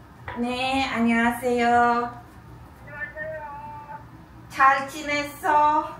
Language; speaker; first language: Korean; non-native, learner; Polish